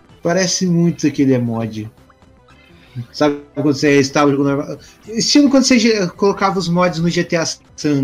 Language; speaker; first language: Portuguese; native; Portuguese